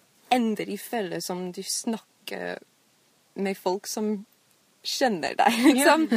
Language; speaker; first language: Norwegian; non-native, fluent; English